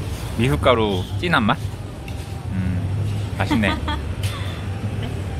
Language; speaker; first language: Korean; native; Korean